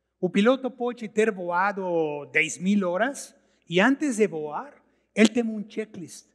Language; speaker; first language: Portuguese; non-native, learner; Spanish